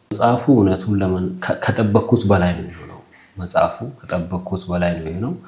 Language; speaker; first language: Amharic; non-native, local second language; Oromo